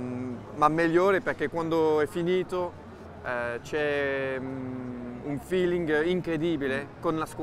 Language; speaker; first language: Italian; non-native, fluent; French